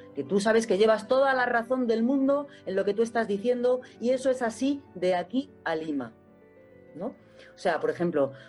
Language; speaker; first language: Spanish; native; Spanish